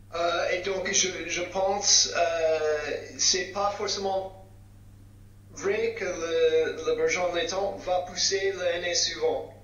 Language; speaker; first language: French; non-native, fluent; English